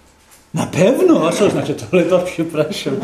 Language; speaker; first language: Polish; non-native, fluent; English